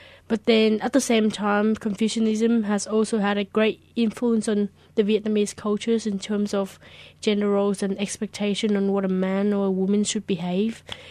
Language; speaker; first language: English; early bilingual, other home language; Vietnamese